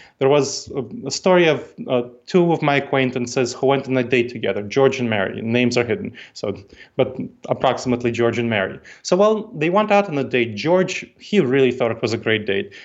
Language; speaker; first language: English; early bilingual, other home language; Russian